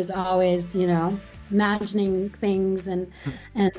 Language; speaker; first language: English; non-native, fluent; German